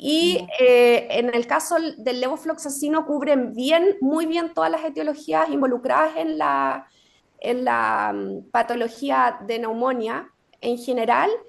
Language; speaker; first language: Spanish; native; Spanish